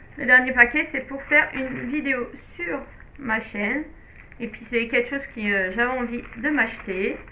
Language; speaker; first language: French; native; French